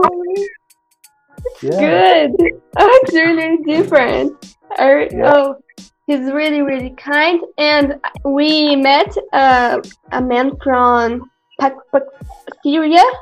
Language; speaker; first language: English; non-native, learner; Portuguese